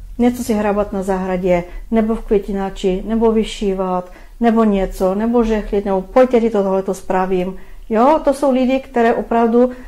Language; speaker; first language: Czech; non-native, fluent; Bulgarian